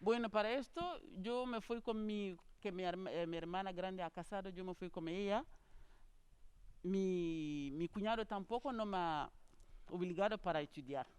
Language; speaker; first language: Spanish; non-native, learner; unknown